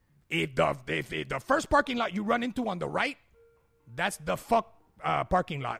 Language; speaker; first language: English; early bilingual, other home language; Spanish